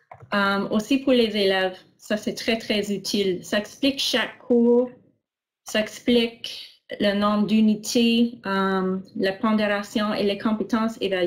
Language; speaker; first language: French; non-native, local second language; English